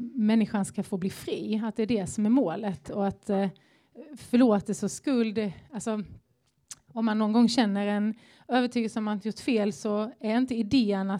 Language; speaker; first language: Swedish; native; Swedish